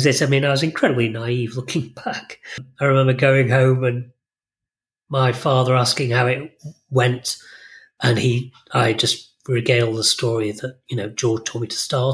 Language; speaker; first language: English; native; English